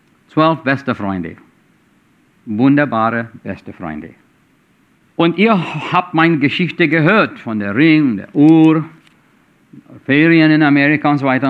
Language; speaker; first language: German; non-native, fluent; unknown